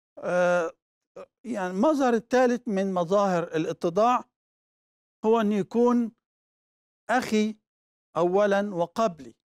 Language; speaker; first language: Arabic; native; Arabic